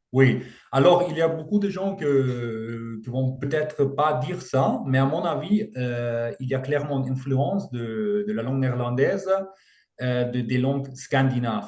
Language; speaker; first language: French; non-native, fluent; German